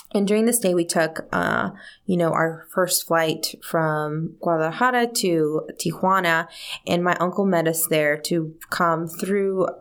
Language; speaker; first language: English; early bilingual, other home language; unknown